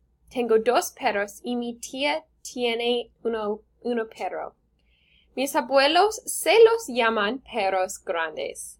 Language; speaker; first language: Spanish; non-native, learner; English